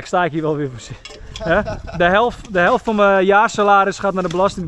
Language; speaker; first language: Dutch; native; Dutch